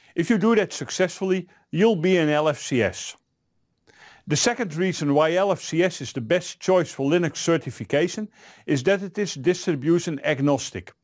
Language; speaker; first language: English; non-native, fluent; Dutch